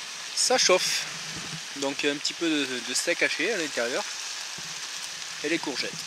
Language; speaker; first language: French; native; French